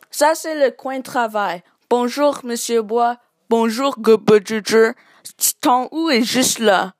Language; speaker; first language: French; non-native, learner; English